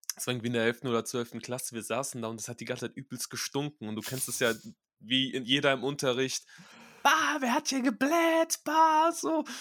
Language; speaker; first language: German; early bilingual, other home language; Russian